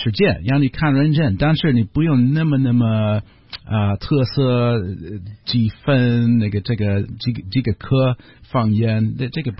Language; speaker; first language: Chinese; non-native, learner; English